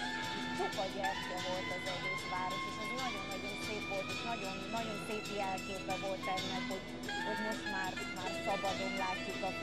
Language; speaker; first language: Hungarian; non-native, fluent; Bulgarian